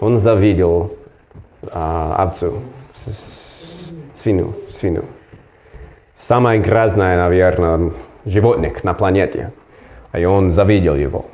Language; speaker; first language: Russian; non-native, learner; English